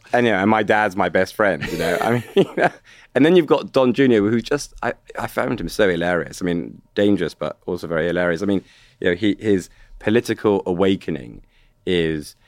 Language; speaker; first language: English; native; English